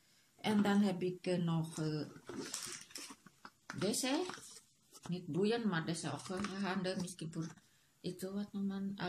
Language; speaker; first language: Dutch; non-native, learner; Indonesian